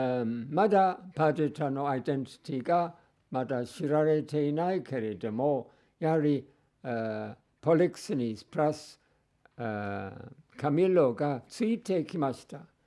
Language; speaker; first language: Japanese; non-native, fluent; English